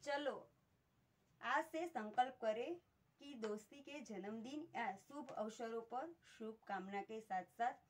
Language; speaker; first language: Hindi; non-native, local second language; Gujarati